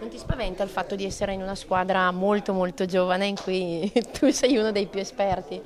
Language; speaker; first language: Italian; native; Italian